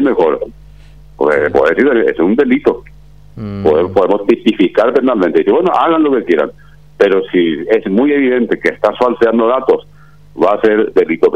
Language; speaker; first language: Spanish; native; Spanish